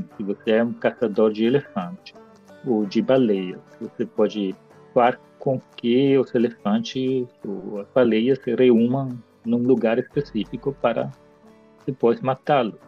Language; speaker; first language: Portuguese; non-native, fluent; Italian